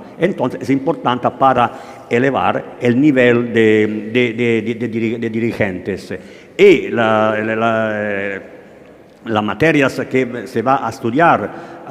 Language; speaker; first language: Spanish; non-native, learner; Italian